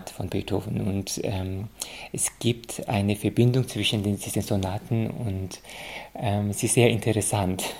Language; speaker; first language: German; non-native, fluent; Korean